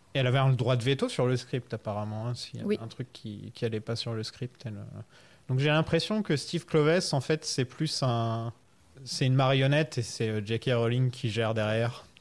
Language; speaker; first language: French; native; French